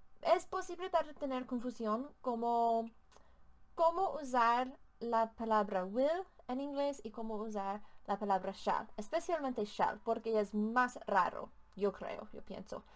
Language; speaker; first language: Spanish; non-native, learner; English